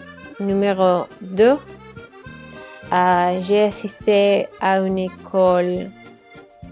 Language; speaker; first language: French; non-native, learner; Arabic